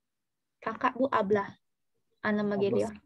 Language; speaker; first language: Turkish; non-native, fluent; Indonesian